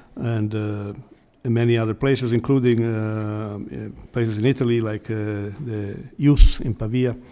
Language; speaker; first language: English; non-native, fluent; Italian